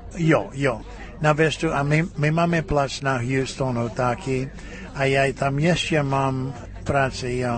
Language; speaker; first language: Czech; early bilingual, heritage; Czech